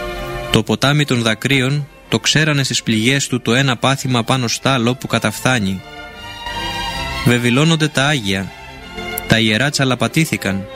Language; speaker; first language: Greek; native; Greek